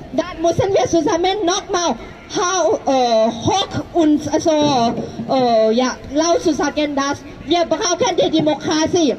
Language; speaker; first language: German; non-native, fluent; Thai